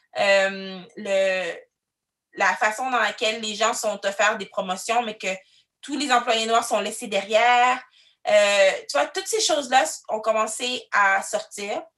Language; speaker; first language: French; early bilingual, other home language; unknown